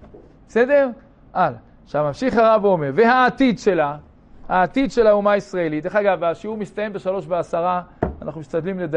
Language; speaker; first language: Hebrew; native; Hebrew